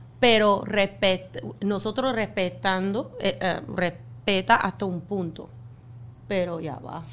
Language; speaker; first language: Spanish; non-native, fluent; English